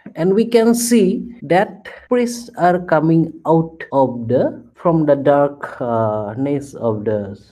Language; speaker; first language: English; non-native, local second language; Assamese